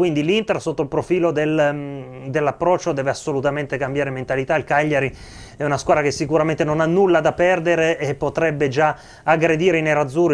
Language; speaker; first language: Italian; native; Italian